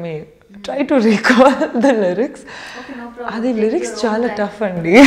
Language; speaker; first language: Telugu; non-native, learner; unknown